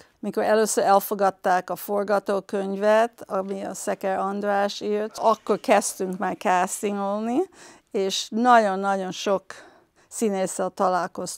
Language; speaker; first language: Hungarian; early bilingual, heritage; Hungarian